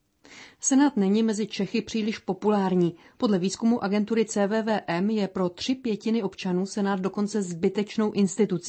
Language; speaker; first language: Czech; native; Czech